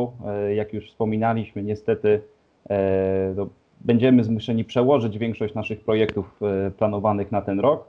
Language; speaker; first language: Polish; native; Polish